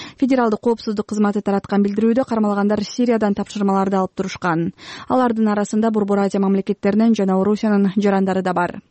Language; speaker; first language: Kyrgyz; native; Kyrgyz